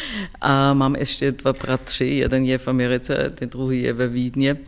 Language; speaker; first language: Czech; non-native, learner; German